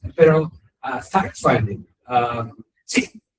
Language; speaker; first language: Spanish; non-native, learner; English